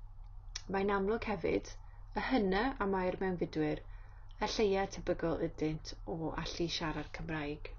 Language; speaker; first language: Welsh; native; Welsh